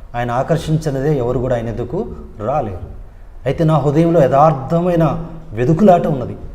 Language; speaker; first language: Telugu; non-native, local second language; Urdu